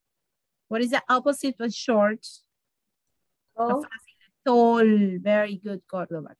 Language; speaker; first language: English; non-native, learner; Spanish